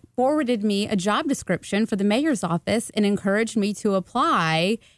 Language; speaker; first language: English; native; English